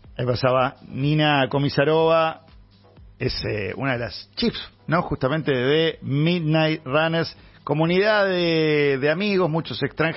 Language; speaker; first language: Spanish; native; Spanish